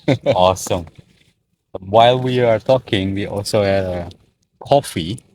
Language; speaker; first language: English; non-native, learner; Indonesian